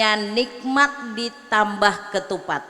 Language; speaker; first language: Indonesian; native; Indonesian